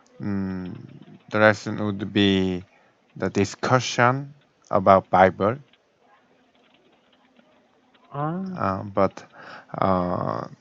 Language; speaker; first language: English; non-native, learner; Korean